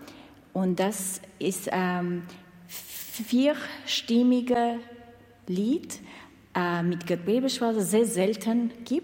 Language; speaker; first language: German; non-native, fluent; Armenian